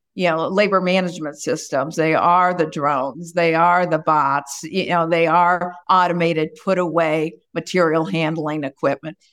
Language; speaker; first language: English; native; English